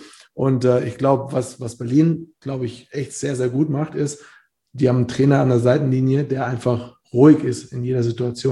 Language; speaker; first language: German; native; German